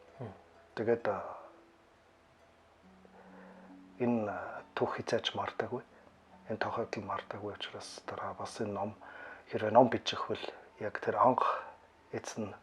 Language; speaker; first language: Mongolian; non-native, learner; German